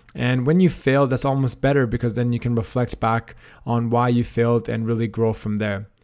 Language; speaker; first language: English; native; English